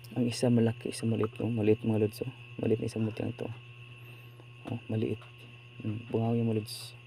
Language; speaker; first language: Filipino; non-native, local second language; Cebuano